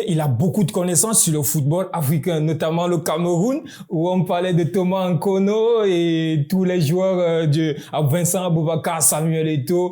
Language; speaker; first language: French; native; French